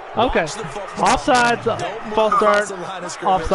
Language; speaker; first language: English; native; English